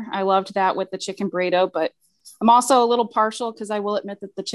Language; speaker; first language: English; native; English